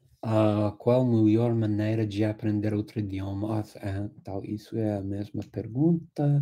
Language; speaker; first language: Portuguese; non-native, fluent; English